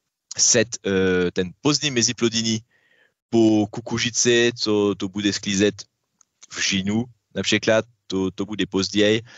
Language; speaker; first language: Czech; non-native, learner; French